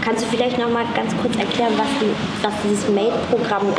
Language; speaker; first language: German; native; German